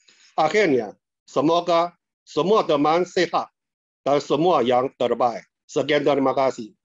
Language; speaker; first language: Indonesian; non-native, fluent; Chinese